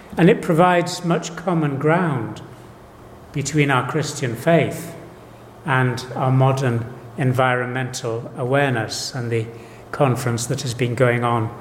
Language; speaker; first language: English; native; English